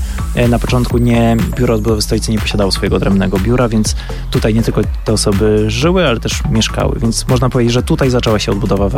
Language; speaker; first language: Polish; native; Polish